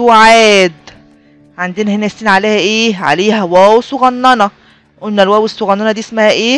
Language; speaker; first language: Arabic; native; Arabic